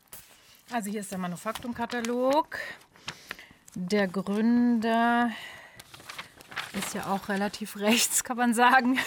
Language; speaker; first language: German; native; German